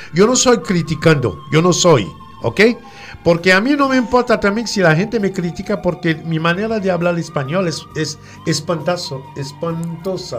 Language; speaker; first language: Spanish; non-native, fluent; French